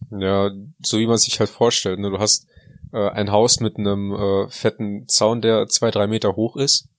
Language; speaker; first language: German; early bilingual, other home language; Russian